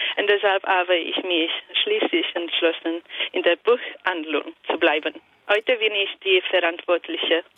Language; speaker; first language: German; non-native, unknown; Italian